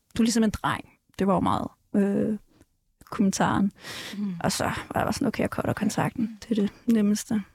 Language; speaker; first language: Danish; early bilingual, other home language; Kurdish